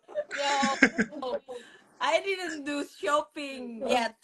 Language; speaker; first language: English; non-native, learner; Indonesian